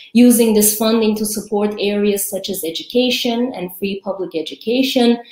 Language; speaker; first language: English; early bilingual, other home language; Kurdish